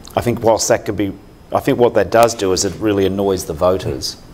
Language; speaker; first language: English; native; English